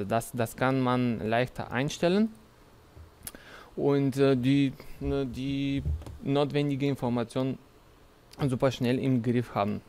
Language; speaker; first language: German; non-native, fluent; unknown